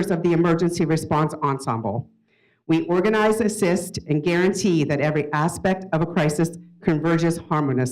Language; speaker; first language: English; native; English